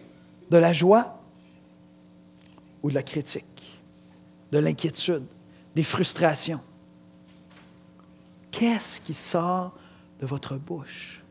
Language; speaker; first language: French; native; French